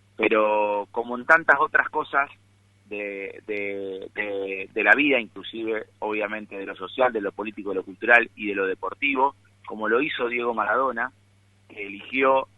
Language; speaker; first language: Spanish; native; Spanish